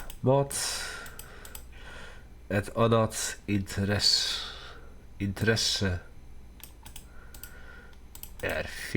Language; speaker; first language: Swedish; non-native, learner; Dutch